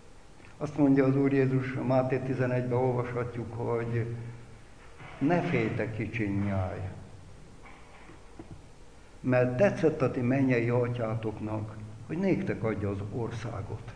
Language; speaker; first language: Hungarian; native; Hungarian